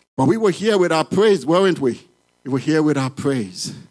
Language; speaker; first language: English; non-native, local second language; Yoruba